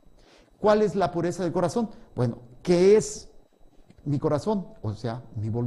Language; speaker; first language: Spanish; native; Spanish